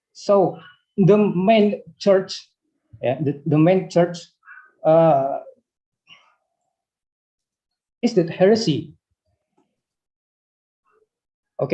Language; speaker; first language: English; non-native, learner; Indonesian